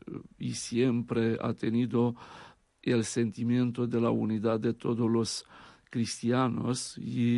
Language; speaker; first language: Spanish; non-native, fluent; Romanian